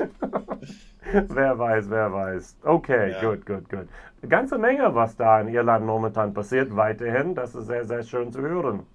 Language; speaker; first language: German; non-native, fluent; English